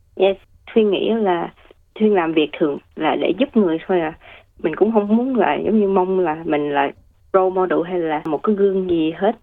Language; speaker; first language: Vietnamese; early bilingual, heritage; Vietnamese